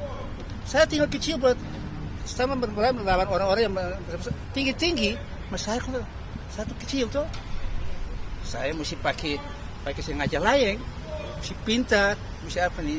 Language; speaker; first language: Indonesian; early bilingual, heritage; Indonesian